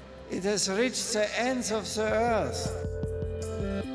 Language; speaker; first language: English; non-native, fluent; German